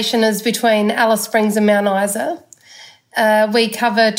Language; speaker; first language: English; native; English